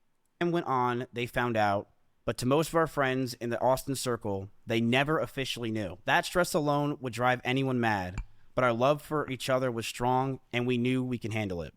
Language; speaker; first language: English; native; English